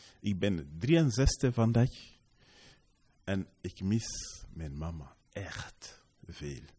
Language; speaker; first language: Dutch; non-native, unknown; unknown